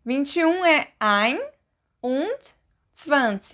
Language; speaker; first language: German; non-native, fluent; Portuguese